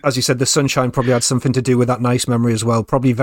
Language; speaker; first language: English; native; English